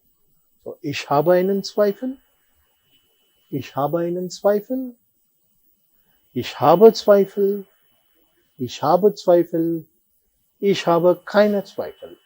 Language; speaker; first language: German; non-native, fluent; Telugu